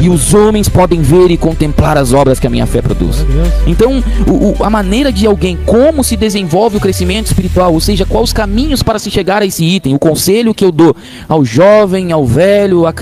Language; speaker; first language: Portuguese; native; Portuguese